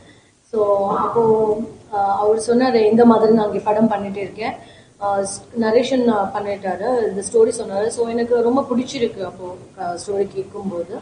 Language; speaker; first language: Tamil; non-native, learner; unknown